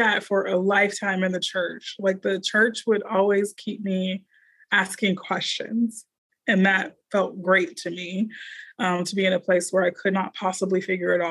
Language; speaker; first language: English; native; English